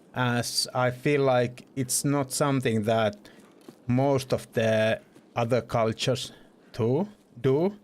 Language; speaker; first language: English; non-native, fluent; Finnish